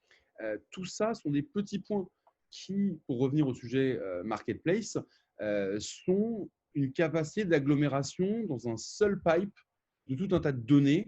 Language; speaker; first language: French; native; French